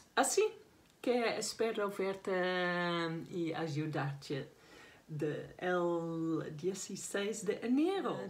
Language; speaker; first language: Spanish; non-native, learner; Dutch